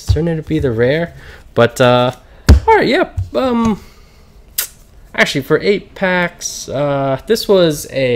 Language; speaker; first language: English; native; English